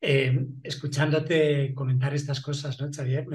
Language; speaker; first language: Spanish; non-native, local second language; Catalan